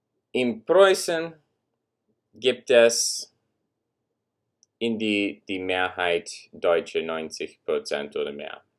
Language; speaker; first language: German; non-native, learner; English